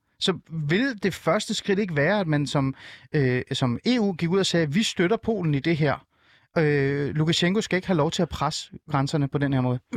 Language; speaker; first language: Danish; early bilingual, other home language; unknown